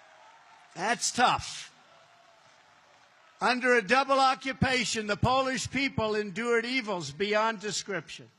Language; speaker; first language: English; native; English